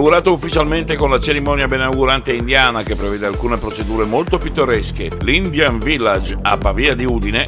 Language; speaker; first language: Italian; native; Italian